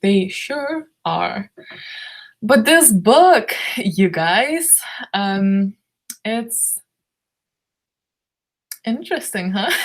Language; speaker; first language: English; non-native, fluent; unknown